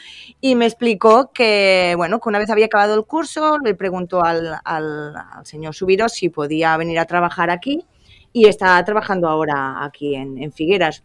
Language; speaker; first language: Spanish; non-native, local second language; Catalan